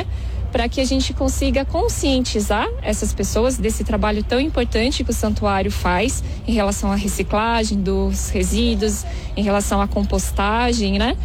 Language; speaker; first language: Portuguese; native; Portuguese